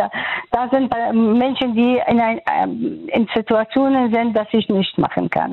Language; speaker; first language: German; non-native, fluent; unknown